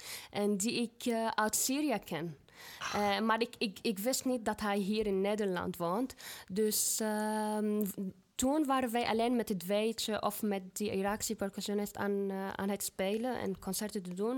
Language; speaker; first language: Dutch; non-native, fluent; Arabic